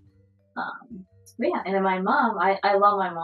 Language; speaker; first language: English; non-native, fluent; Japanese